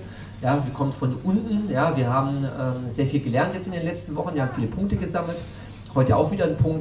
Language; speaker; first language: German; native; German